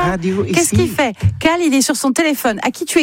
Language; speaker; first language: French; native; French